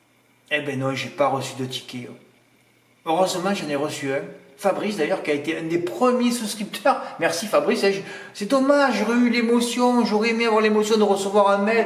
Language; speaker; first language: French; native; French